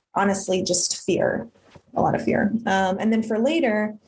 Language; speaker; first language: English; early bilingual, other home language; Russian